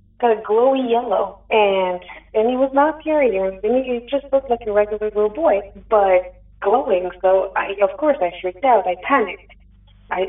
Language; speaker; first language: English; non-native, fluent; French